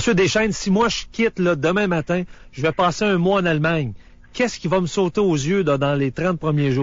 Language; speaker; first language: French; native; French